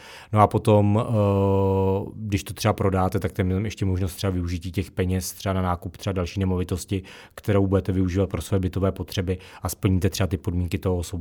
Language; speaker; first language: Czech; native; Czech